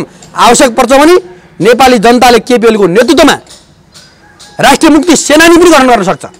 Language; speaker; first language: Nepali; native; Nepali